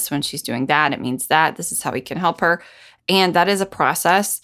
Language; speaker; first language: English; native; English